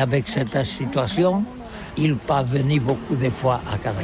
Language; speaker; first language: French; non-native, learner; Catalan